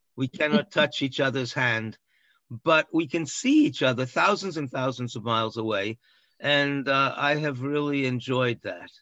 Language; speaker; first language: English; native; English